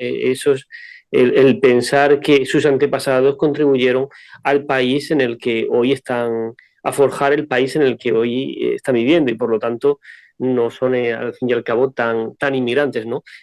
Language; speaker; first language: Spanish; native; Spanish